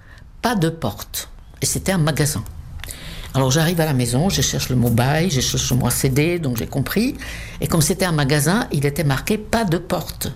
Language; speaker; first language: French; non-native, fluent; Czech